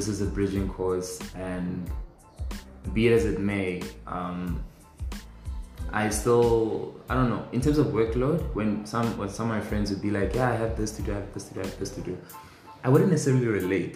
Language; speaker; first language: English; non-native, local second language; Tswana